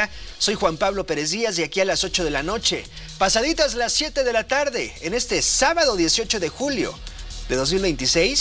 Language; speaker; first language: Spanish; native; Spanish